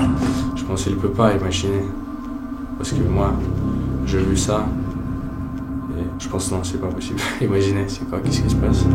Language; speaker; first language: French; non-native, learner; Ukrainian